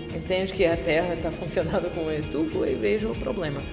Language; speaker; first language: Portuguese; non-native, fluent; English